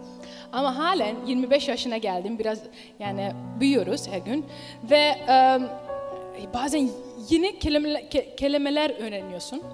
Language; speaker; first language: Turkish; early bilingual, heritage; Dutch